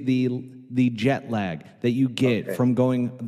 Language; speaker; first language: English; native; English